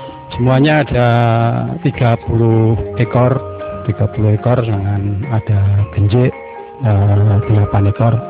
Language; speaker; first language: Indonesian; non-native, local second language; Javanese